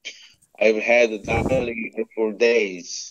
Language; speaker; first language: English; non-native, learner; Korean